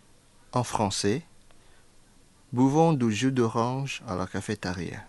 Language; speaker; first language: French; non-native, fluent; Indonesian